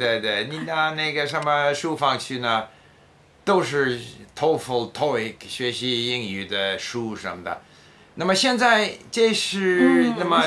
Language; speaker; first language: Chinese; non-native, fluent; English